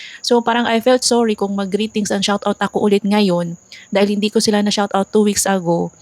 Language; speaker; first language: Filipino; non-native, local second language; Cebuano